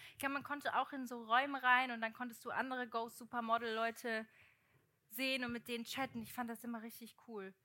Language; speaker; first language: German; early bilingual, other home language; Portuguese